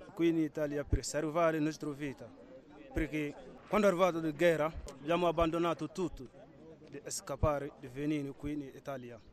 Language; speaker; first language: Italian; non-native, learner; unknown